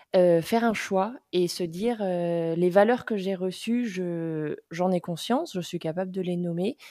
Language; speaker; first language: French; native; French